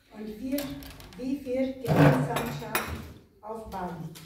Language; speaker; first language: German; non-native, learner; Arabic